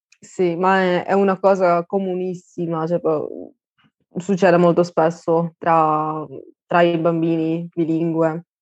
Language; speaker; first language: Italian; non-native, fluent; Russian